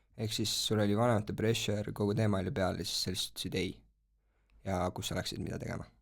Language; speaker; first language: Estonian; native; Estonian